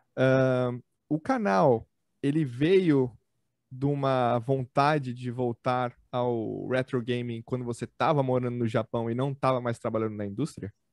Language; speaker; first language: Portuguese; native; Portuguese